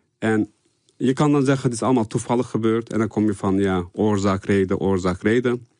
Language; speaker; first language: Dutch; early bilingual, other home language; Turkish